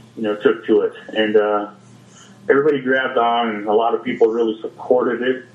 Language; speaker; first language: English; native; English